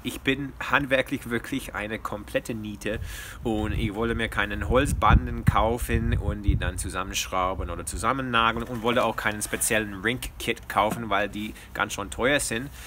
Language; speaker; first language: German; non-native, fluent; English